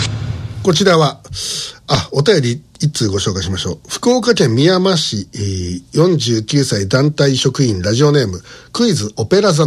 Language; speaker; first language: Japanese; native; Japanese